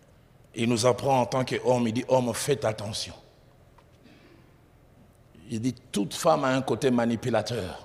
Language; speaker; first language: French; non-native, local second language; Lingala